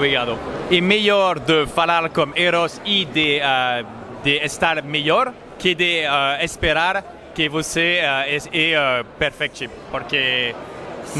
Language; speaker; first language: Portuguese; non-native, learner; French